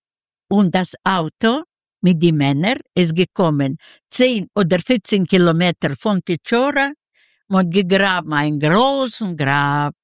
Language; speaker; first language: German; non-native, learner; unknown